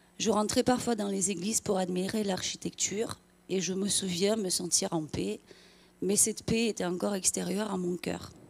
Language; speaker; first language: French; non-native, fluent; Romanian